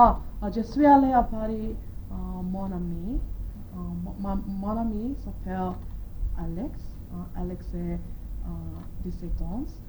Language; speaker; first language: French; non-native, learner; Korean